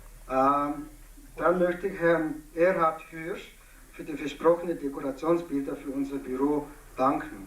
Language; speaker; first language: German; non-native, fluent; Tibetan